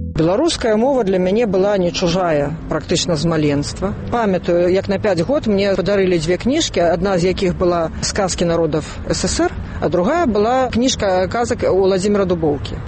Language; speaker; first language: Belarusian; native; Belarusian